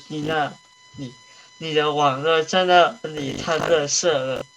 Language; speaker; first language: Chinese; early bilingual, heritage; Chinese